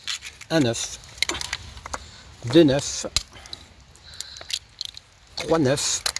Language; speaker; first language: French; native; French